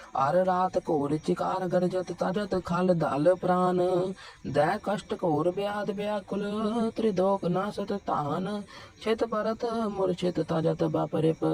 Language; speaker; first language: Hindi; non-native, local second language; Punjabi